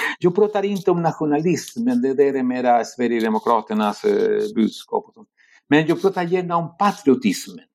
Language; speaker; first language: Swedish; non-native, fluent; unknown